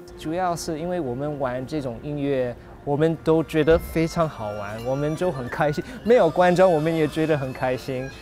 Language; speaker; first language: Chinese; non-native, fluent; English